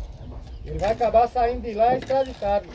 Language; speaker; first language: Portuguese; native; Portuguese